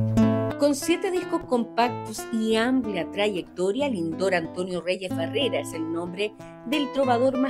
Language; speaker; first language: Spanish; native; Spanish